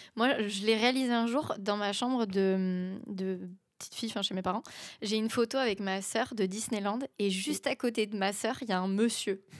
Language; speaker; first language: French; native; French